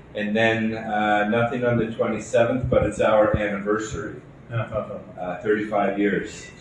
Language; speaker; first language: English; native; English